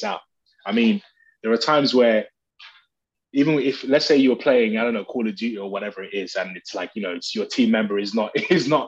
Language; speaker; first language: English; native; English